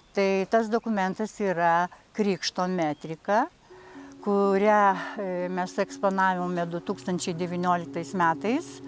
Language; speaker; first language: Lithuanian; native; Lithuanian